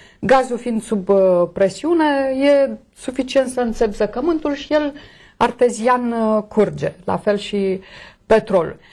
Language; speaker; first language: Romanian; native; Romanian